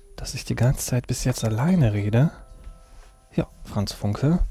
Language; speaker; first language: German; early bilingual, other home language; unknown